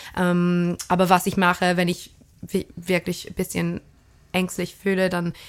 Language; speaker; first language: German; non-native, fluent; English